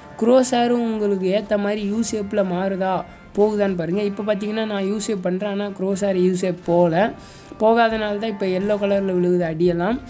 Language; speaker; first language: Tamil; native; Tamil